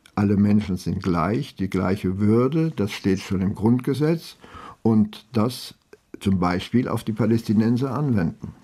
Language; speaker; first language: German; native; German